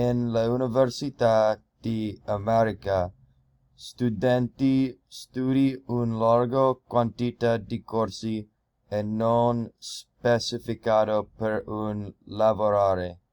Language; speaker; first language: Italian; non-native, learner; English